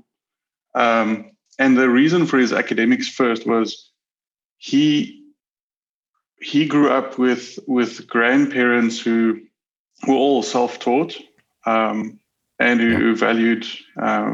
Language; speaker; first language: English; non-native, local second language; Afrikaans